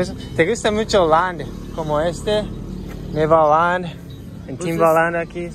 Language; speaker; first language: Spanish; non-native, learner; Japanese